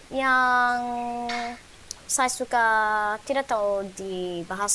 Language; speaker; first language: Indonesian; non-native, learner; English